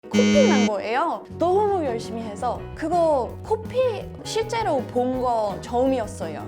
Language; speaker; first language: Korean; non-native, fluent; English